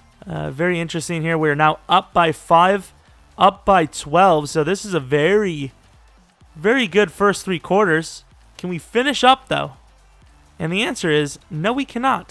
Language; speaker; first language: English; native; English